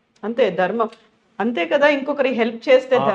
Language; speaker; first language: Telugu; native; Telugu